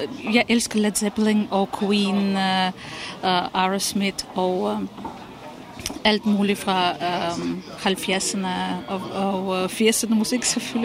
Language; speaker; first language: Danish; non-native, fluent; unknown